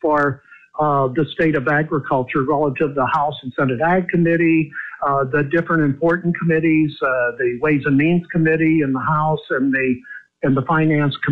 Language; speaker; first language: English; native; English